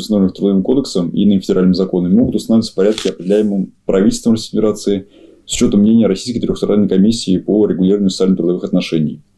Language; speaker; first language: Russian; native; Russian